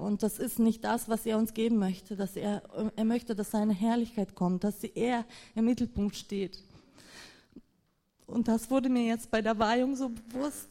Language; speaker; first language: German; non-native, fluent; Russian